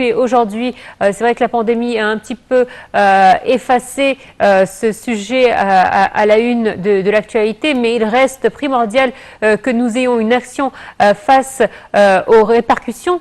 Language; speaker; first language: French; non-native, fluent; Arabic